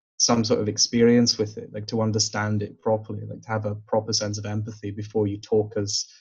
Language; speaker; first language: English; native; English